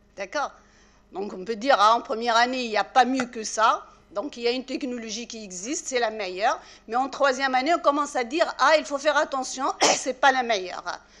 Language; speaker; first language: French; non-native, local second language; Arabic